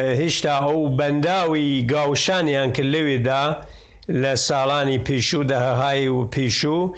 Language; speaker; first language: Central Kurdish; non-native, local second language; Southern Kurdish